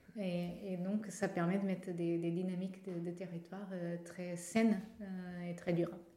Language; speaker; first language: French; non-native, fluent; Portuguese